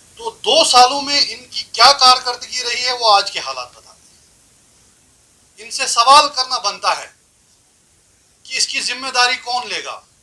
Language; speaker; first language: Hindi; non-native, local second language; Kashmiri